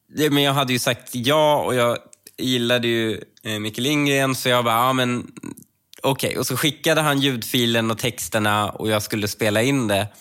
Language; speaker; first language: Swedish; early bilingual, other home language; Persian